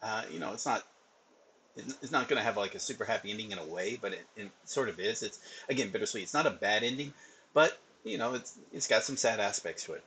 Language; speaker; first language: English; native; English